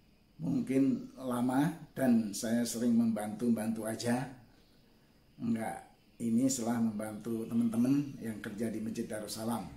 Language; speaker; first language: Indonesian; non-native, local second language; Javanese